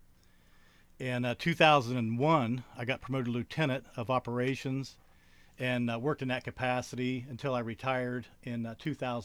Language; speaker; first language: English; native; English